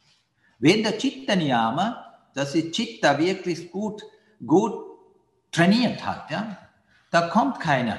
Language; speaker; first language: German; non-native, learner; Sinhala